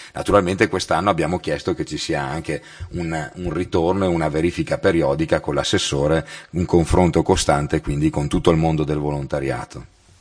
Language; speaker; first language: Italian; native; Italian